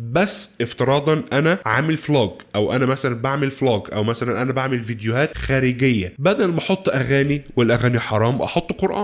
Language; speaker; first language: Arabic; native; Arabic